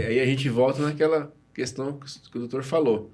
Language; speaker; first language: Portuguese; native; Portuguese